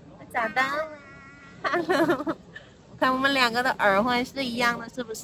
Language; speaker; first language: Chinese; early bilingual, other home language; English